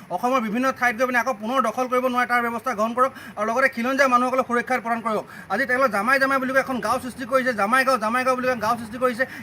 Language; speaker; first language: Assamese; native; Assamese